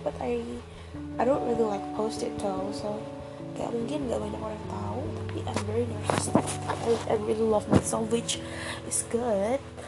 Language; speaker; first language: English; non-native, fluent; Indonesian